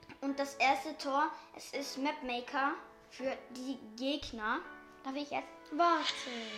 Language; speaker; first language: German; native; German